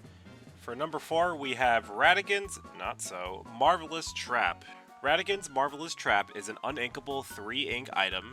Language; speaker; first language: English; native; English